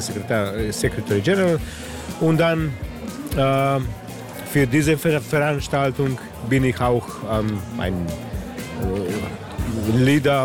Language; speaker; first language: German; non-native, learner; Slovenian